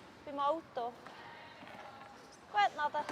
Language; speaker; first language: German; native; German